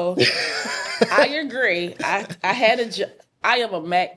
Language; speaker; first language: English; native; English